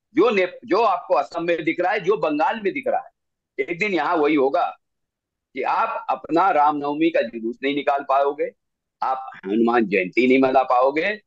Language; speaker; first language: Hindi; native; Hindi